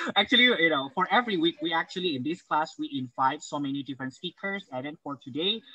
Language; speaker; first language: English; non-native, fluent; Indonesian